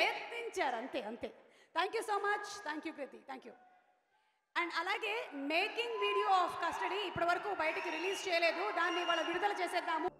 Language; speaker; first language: Telugu; native; Telugu